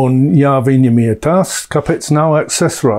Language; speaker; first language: Latvian; non-native, learner; English